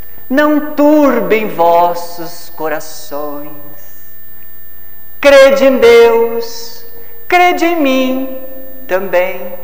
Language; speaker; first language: Portuguese; native; Portuguese